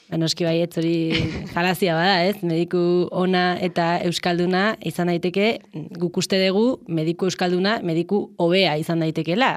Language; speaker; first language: Basque; native; Basque